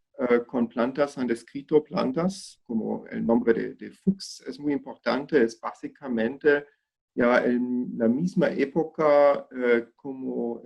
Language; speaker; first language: Spanish; non-native, fluent; German